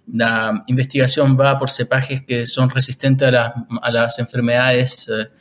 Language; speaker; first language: Spanish; native; Spanish